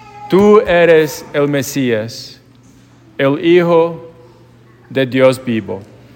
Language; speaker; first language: Spanish; non-native, fluent; English